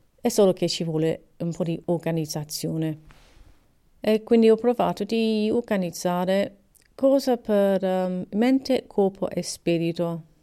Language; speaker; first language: Italian; non-native, learner; English